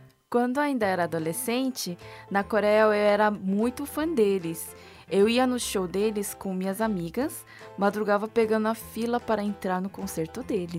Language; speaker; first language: Portuguese; non-native, fluent; Korean